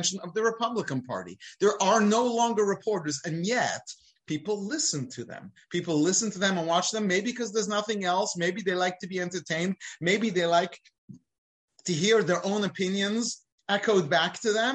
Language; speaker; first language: English; native; English